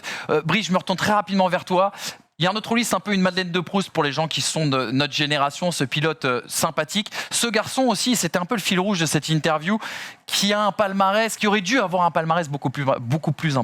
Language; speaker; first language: French; native; French